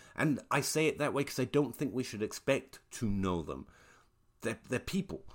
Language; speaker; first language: English; native; English